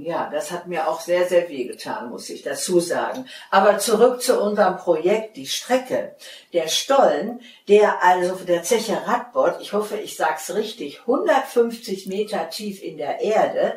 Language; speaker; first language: German; native; German